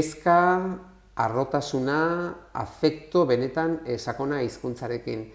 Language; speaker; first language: Basque; non-native, local second language; Spanish